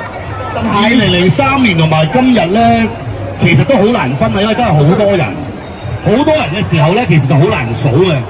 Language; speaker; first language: Cantonese; native; Cantonese